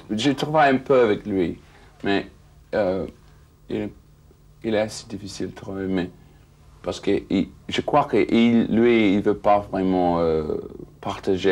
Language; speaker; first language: French; non-native, fluent; English